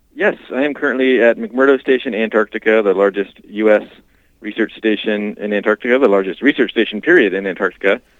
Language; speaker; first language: English; native; English